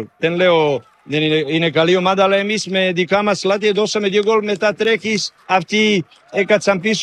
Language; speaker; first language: Greek; non-native, learner; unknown